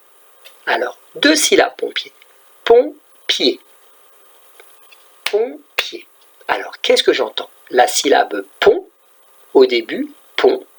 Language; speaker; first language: French; native; French